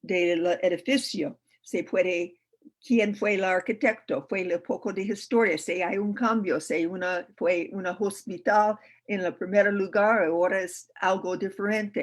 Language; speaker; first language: Spanish; non-native, learner; English